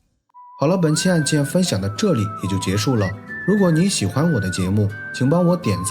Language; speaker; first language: Chinese; native; Chinese